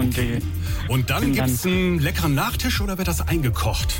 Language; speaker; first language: German; native; German